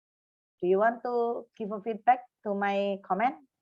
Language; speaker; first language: English; non-native, fluent; Indonesian